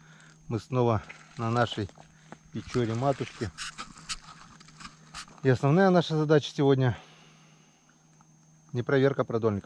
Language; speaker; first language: Russian; native; Russian